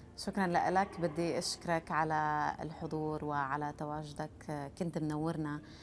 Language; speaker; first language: Arabic; native; Arabic